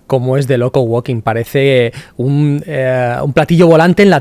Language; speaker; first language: Spanish; native; Spanish